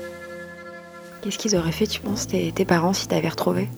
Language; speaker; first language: French; native; French